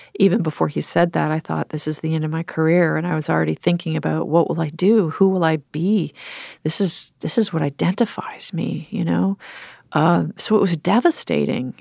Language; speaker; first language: English; native; English